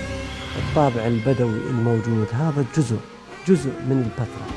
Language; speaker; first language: Arabic; native; Arabic